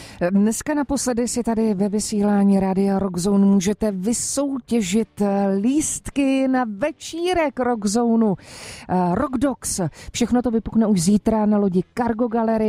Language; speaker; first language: Czech; native; Czech